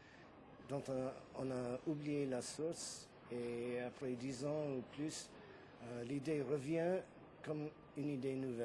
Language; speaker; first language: French; non-native, fluent; English